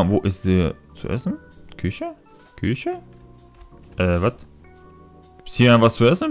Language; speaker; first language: German; non-native, fluent; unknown